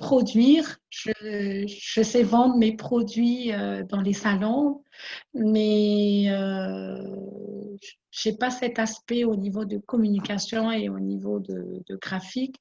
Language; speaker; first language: French; non-native, local second language; Malagasy